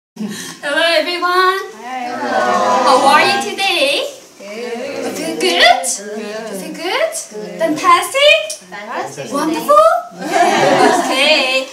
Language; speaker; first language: English; non-native, fluent; Korean